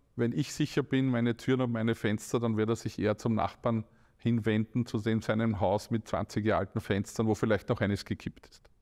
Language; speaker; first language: German; native; German